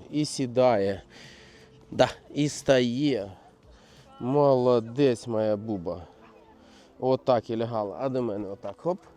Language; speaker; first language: Ukrainian; native; Ukrainian